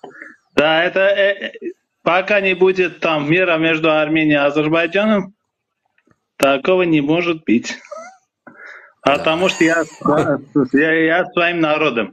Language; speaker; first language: Russian; non-native, fluent; Armenian